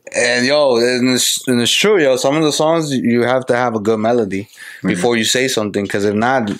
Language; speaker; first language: English; early bilingual, other home language; Spanish